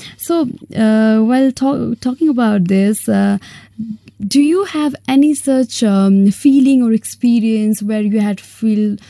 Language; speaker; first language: English; non-native, local second language; Nepali